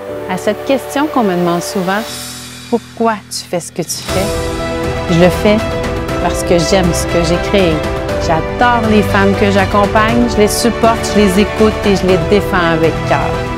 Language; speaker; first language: French; native; French